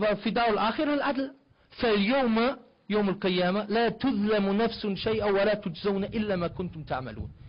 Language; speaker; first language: Arabic; non-native, fluent; German